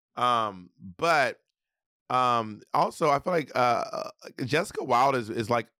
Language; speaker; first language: English; native; English